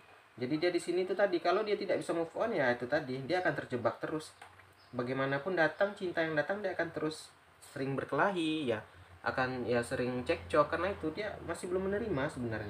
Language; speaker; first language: Indonesian; native; Indonesian